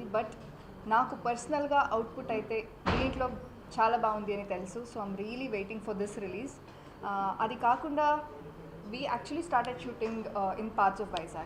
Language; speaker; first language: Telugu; non-native, fluent; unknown